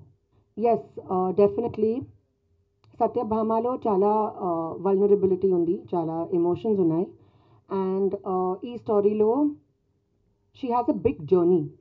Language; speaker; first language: Telugu; non-native, fluent; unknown